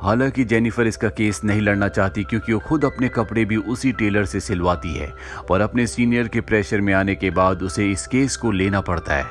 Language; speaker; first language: Hindi; native; Hindi